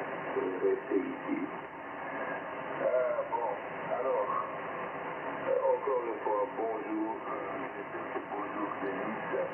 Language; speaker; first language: French; non-native, local second language; German